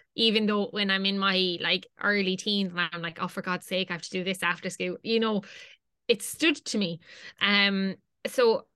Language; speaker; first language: English; native; English